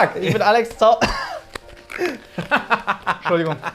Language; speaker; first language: German; native; German